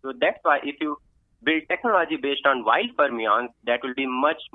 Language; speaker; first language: English; non-native, local second language; Hindi